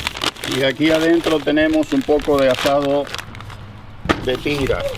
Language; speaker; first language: Spanish; native; Spanish